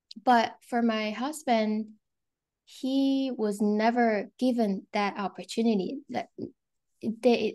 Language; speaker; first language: English; non-native, fluent; Korean